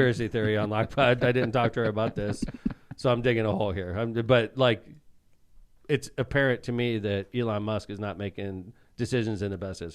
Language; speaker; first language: English; native; English